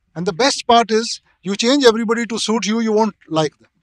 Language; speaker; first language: English; non-native, local second language; Punjabi